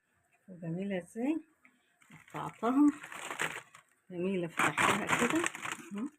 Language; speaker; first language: Arabic; native; Arabic